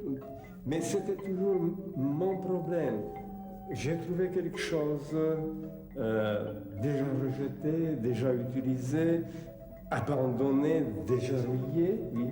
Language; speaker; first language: French; non-native, fluent; Czech